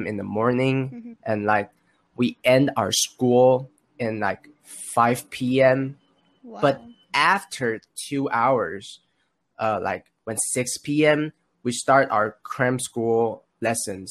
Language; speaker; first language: English; non-native, learner; Chinese